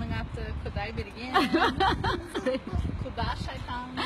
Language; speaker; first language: Kazakh; non-native, learner; English